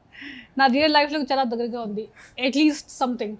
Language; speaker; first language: Telugu; non-native, fluent; Hindi